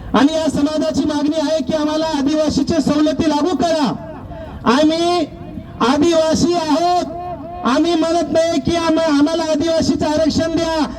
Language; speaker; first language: Marathi; non-native, local second language; Lambadi